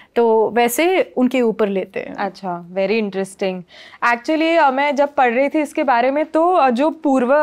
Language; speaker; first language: Hindi; non-native, local second language; Gujarati